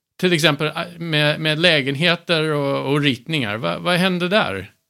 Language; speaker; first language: Swedish; non-native, fluent; English